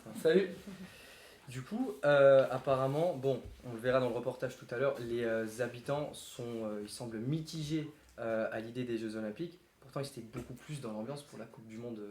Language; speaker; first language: French; native; French